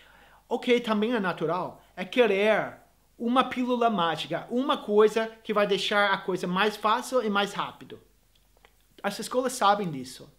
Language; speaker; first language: Portuguese; non-native, fluent; English